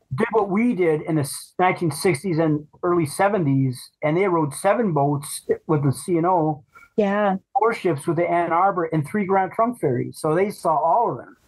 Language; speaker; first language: English; native; English